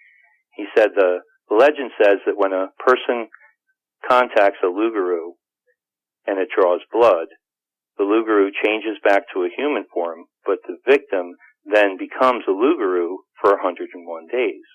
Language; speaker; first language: English; native; English